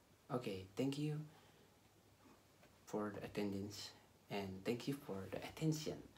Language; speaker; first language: English; non-native, learner; Balinese